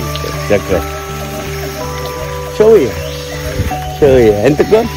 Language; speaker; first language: English; non-native, learner; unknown